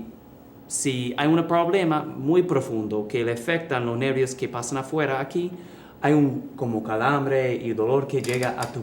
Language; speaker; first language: Spanish; early bilingual, heritage; English